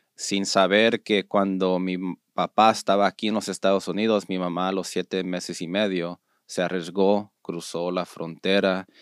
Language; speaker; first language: Spanish; early bilingual, heritage; Spanish